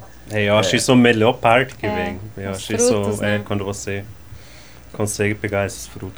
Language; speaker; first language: Portuguese; non-native, fluent; German